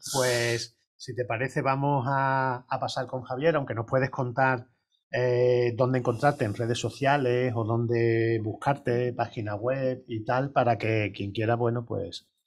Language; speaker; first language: Spanish; native; Spanish